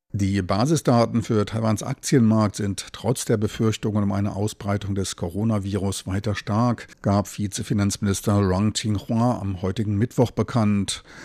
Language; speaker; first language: German; native; German